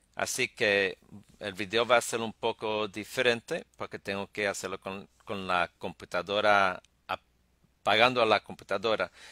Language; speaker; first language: Spanish; early bilingual, heritage; Spanish